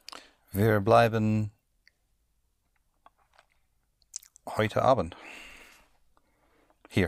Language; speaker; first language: German; non-native, learner; English